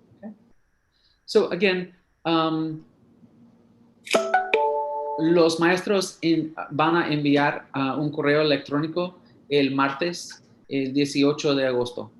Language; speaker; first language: Spanish; early bilingual, heritage; English